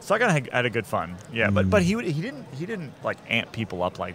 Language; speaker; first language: English; native; English